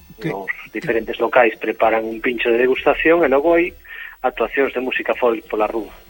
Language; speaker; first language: Galician; native; Galician